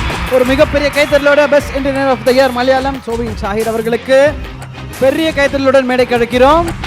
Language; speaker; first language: Tamil; native; Tamil